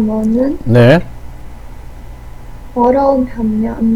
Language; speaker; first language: Korean; non-native, learner; Vietnamese